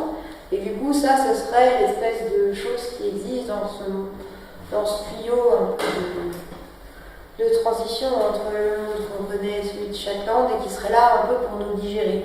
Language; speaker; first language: French; native; French